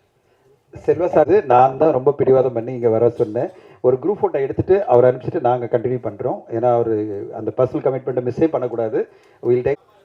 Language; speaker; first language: Tamil; native; Tamil